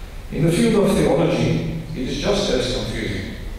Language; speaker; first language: English; non-native, local second language; Afrikaans